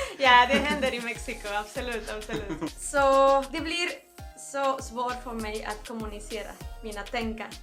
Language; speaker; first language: Swedish; non-native, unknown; Spanish